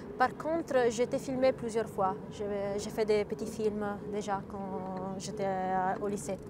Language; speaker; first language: French; non-native, fluent; Italian